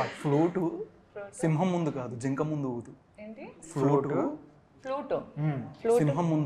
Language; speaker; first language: Telugu; native; Telugu